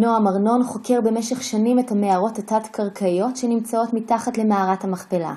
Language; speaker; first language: Hebrew; native; Hebrew